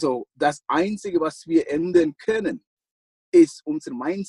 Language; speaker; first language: German; non-native, fluent; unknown